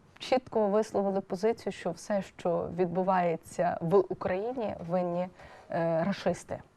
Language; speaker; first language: Ukrainian; native; Ukrainian